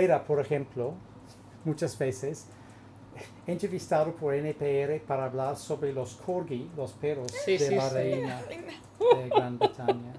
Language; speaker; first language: Spanish; non-native, fluent; English